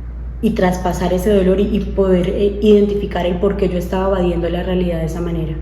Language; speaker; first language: Spanish; native; Spanish